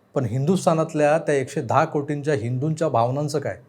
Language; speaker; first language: Marathi; native; Marathi